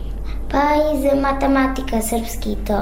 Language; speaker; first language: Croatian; non-native, learner; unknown